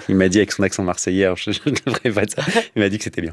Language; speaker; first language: French; native; French